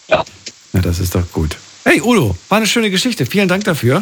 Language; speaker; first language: German; native; German